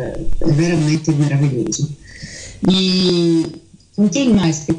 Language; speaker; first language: Italian; early bilingual, heritage; Portuguese